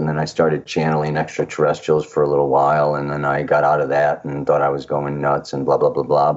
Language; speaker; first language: English; native; English